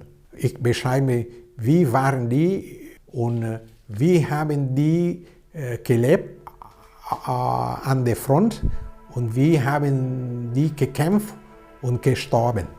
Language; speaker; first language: German; non-native, learner; Vietnamese